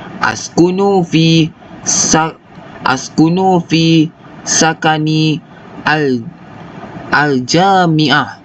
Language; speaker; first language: Arabic; non-native, learner; Malay